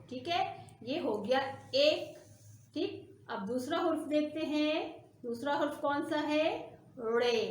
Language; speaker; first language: Hindi; non-native, local second language; Punjabi